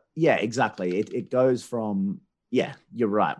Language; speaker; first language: English; native; English